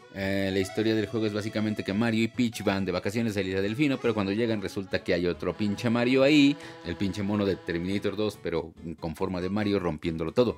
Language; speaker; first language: Spanish; native; Spanish